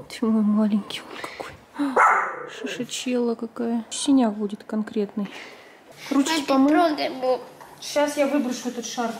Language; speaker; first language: Russian; native; Russian